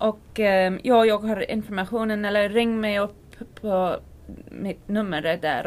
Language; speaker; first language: Swedish; non-native, learner; English